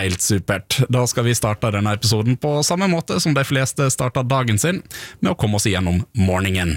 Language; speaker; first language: Norwegian; native; Norwegian